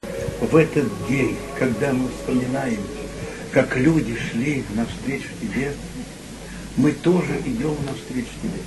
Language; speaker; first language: Russian; native; Russian